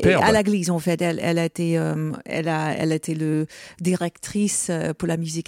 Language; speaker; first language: French; non-native, learner; English